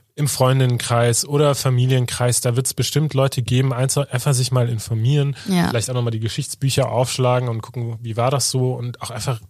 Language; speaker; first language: German; native; German